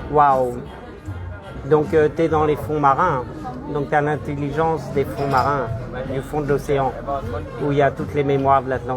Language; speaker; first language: French; native; French